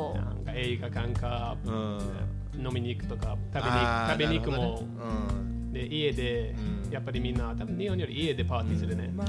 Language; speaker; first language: Japanese; non-native, fluent; English